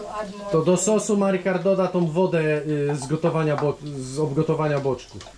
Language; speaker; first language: Polish; native; Polish